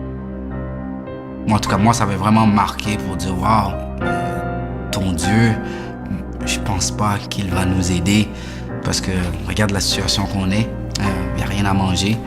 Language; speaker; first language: French; early bilingual, other home language; Haitian Creole